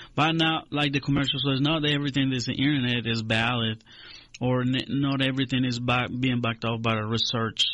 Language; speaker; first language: English; non-native, fluent; Spanish